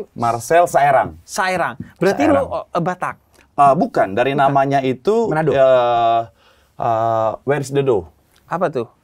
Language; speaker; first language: Indonesian; native; Indonesian